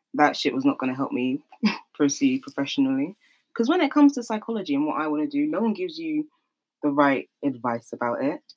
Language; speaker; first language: English; native; English